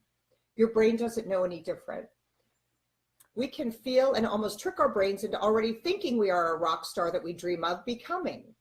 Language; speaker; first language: English; native; English